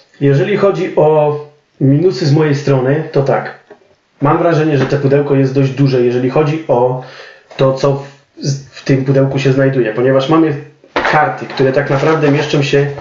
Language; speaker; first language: Polish; native; Polish